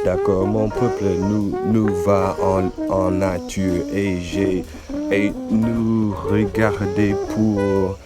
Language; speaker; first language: French; non-native, learner; English